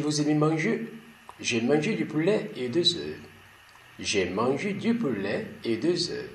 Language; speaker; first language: French; non-native, learner; Portuguese